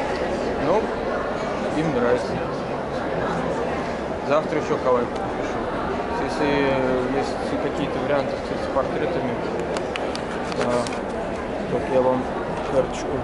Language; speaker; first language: Russian; native; Russian